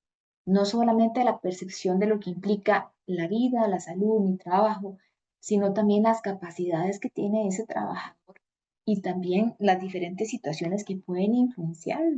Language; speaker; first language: Spanish; native; Spanish